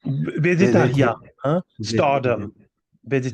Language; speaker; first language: French; non-native, fluent; Bangla